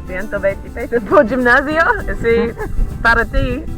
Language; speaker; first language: Spanish; non-native, learner; English